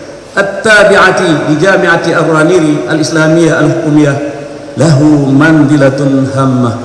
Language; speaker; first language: Arabic; non-native, fluent; Indonesian